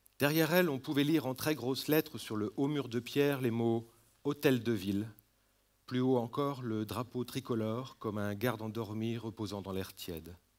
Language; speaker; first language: French; native; French